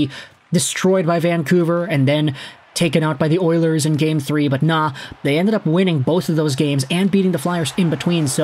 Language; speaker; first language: English; native; English